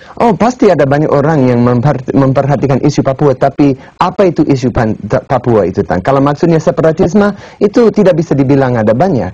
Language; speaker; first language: Indonesian; non-native, fluent; English